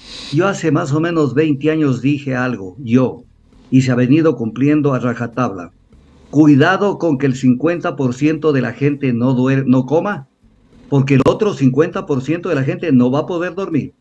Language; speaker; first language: Spanish; native; Spanish